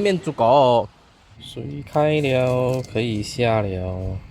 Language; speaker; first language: Chinese; native; Chinese